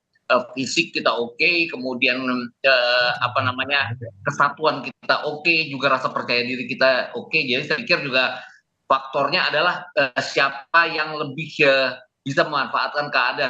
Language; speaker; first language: Indonesian; native; Indonesian